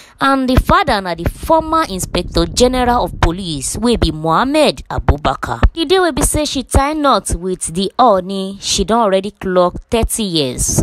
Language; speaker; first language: Nigerian Pidgin; non-native, local second language; Yoruba